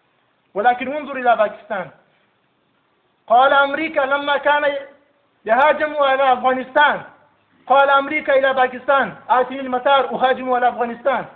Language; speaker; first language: Arabic; non-native, learner; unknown